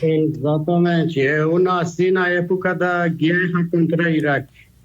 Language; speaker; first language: Portuguese; non-native, fluent; Persian